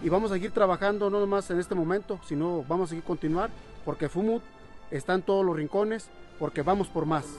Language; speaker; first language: Spanish; native; Spanish